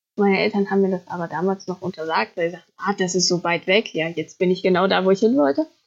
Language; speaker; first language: German; native; German